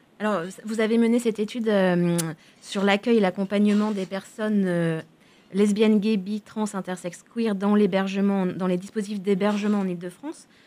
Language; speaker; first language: French; native; French